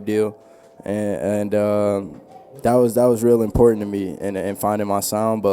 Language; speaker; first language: English; native; English